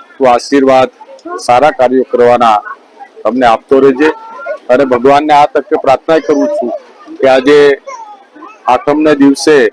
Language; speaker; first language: Gujarati; native; Gujarati